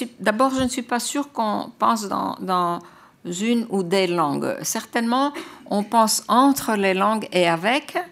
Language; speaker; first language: French; non-native, fluent; Croatian